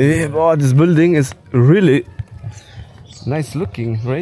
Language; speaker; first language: English; non-native, fluent; German